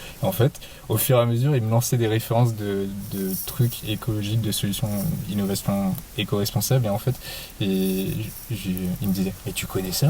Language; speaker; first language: French; native; French